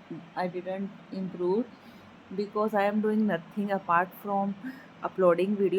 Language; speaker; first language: English; non-native, learner; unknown